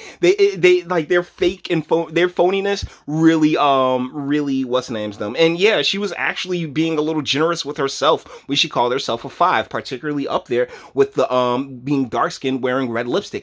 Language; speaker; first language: English; native; English